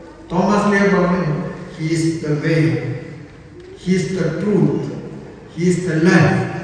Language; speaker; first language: English; non-native, local second language; Malayalam